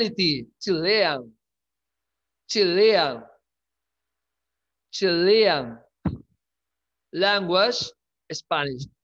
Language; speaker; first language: English; non-native, learner; Spanish